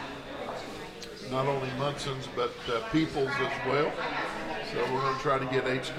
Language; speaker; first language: English; native; English